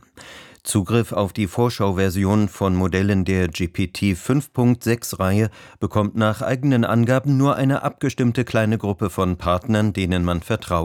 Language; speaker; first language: German; native; German